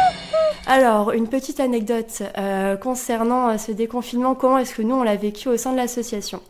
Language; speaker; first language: French; native; French